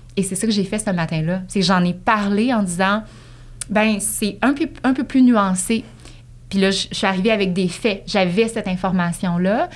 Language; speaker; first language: French; native; French